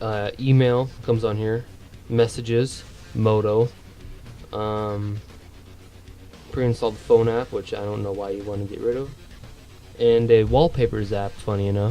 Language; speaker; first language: English; native; English